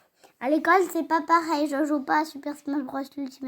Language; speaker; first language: French; native; French